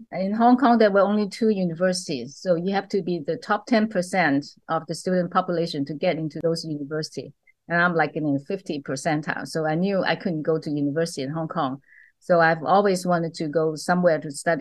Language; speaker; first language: English; non-native, local second language; Cantonese